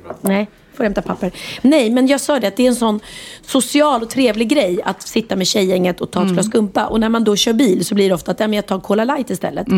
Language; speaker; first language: Swedish; native; Swedish